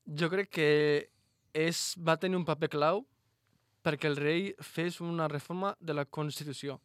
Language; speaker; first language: Catalan; non-native, fluent; Arabic